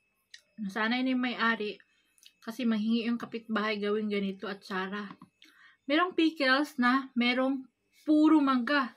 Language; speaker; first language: Filipino; non-native, local second language; Cebuano